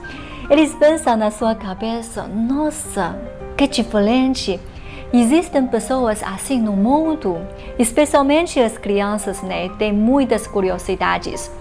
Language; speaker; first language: Portuguese; non-native, fluent; Chinese